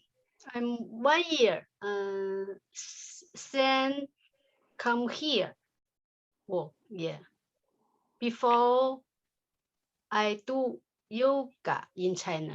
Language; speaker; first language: English; non-native, learner; Chinese